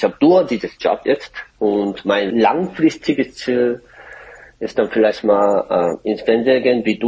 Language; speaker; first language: German; non-native, fluent; Korean